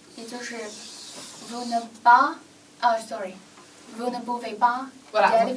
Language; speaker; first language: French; non-native, learner; Chinese